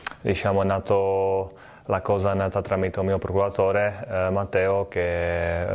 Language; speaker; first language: Italian; non-native, fluent; Czech